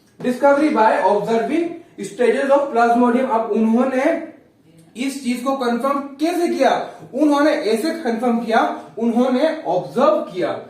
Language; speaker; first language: Hindi; native; Hindi